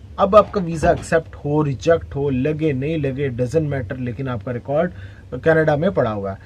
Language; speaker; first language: Urdu; native; Urdu